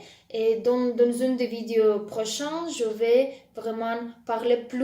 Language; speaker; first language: French; non-native, fluent; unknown